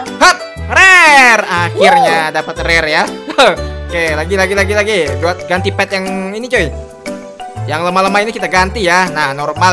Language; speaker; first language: Indonesian; native; Indonesian